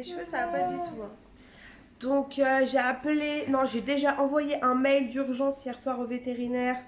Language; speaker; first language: French; native; French